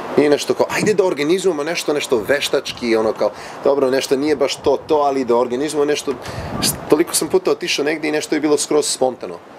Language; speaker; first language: Serbian; early bilingual, heritage; Serbian